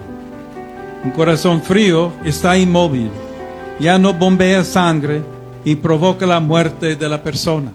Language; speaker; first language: Spanish; non-native, fluent; English